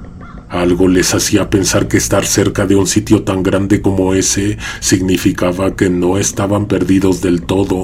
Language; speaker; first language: Spanish; native; Spanish